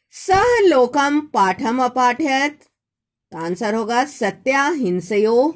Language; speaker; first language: Hindi; native; Hindi